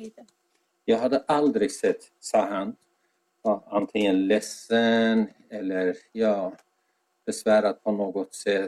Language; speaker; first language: Swedish; non-native, fluent; Azerbaijani